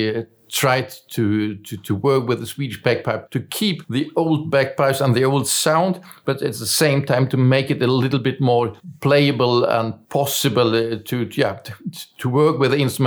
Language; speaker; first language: English; non-native, fluent; German